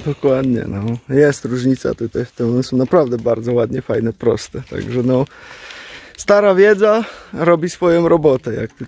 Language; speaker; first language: Polish; native; Polish